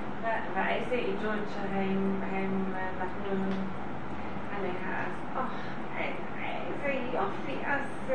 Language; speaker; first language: Hebrew; non-native, learner; English